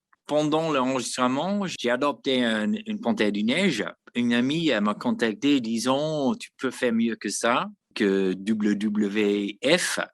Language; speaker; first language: French; non-native, fluent; English